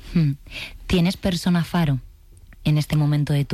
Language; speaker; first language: Spanish; native; Spanish